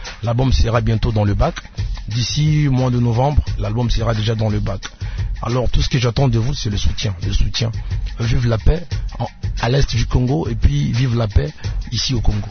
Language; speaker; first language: French; non-native, local second language; Lingala